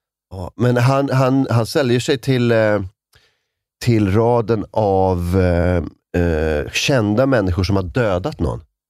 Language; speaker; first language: Swedish; native; Swedish